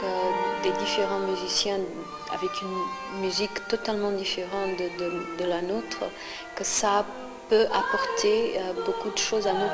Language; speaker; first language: French; non-native, fluent; Portuguese